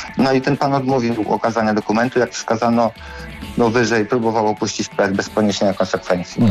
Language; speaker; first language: Polish; native; Polish